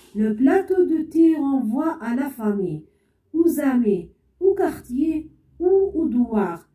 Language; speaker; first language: French; non-native, local second language; Arabic